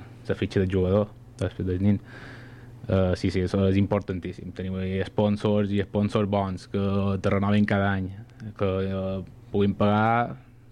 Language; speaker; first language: Catalan; native; Catalan